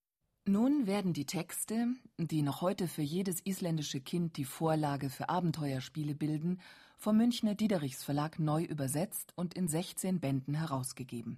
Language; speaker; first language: German; native; German